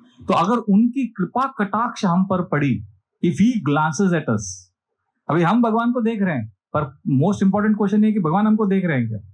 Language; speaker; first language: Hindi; non-native, local second language; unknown